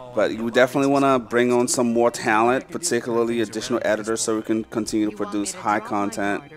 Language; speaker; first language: English; native; English